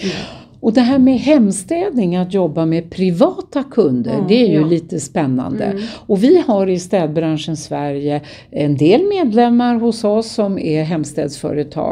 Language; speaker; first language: Swedish; native; Swedish